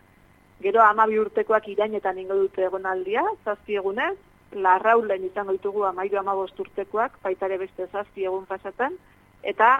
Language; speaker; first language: Basque; native; Basque